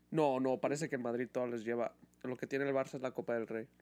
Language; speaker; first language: Spanish; early bilingual, heritage; Spanish